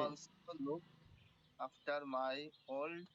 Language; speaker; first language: English; non-native, learner; Bangla